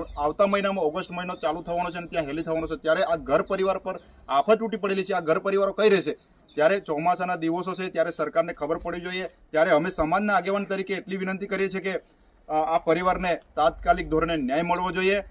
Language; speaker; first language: Gujarati; native; Gujarati